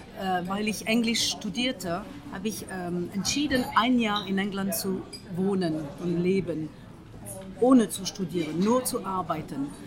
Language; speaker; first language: German; non-native, fluent; French